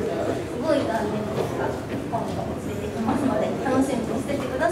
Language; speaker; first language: Japanese; native; Japanese